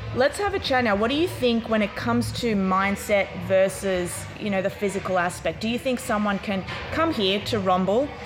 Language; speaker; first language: English; native; English